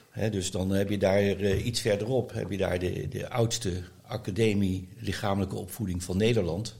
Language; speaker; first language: Dutch; native; Dutch